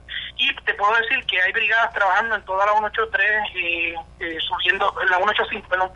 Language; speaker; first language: Spanish; native; Spanish